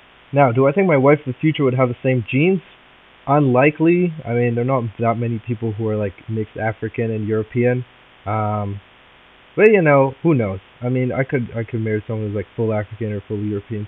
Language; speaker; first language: English; native; English